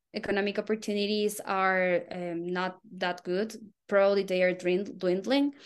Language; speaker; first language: English; non-native, fluent; Spanish